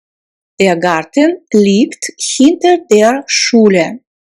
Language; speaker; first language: German; non-native, fluent; Russian